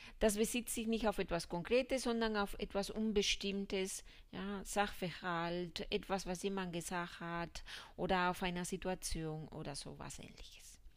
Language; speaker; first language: German; non-native, fluent; Spanish